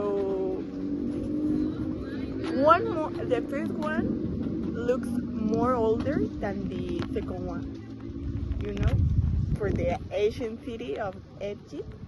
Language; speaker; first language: English; non-native, learner; Spanish